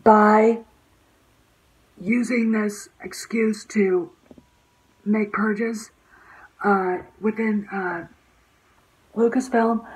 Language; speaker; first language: English; native; English